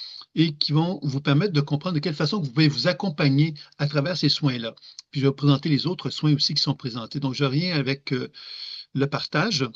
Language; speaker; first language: French; native; French